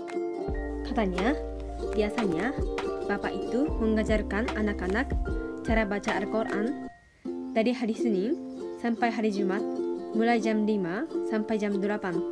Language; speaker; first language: Indonesian; non-native, fluent; Japanese